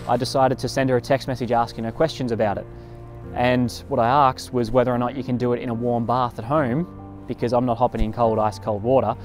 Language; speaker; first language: English; native; English